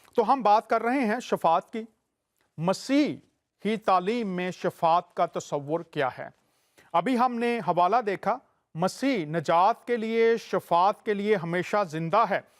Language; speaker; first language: Urdu; native; Urdu